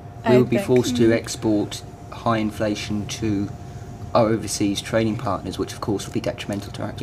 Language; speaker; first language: English; native; English